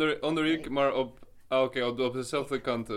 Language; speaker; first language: Dutch; non-native, learner; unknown